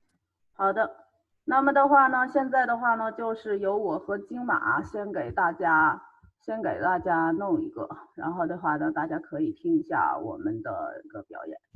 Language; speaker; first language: Chinese; native; Chinese